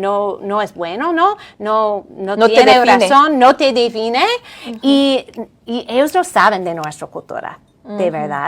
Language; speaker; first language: Spanish; non-native, fluent; English